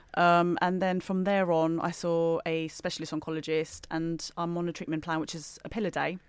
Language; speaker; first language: English; native; English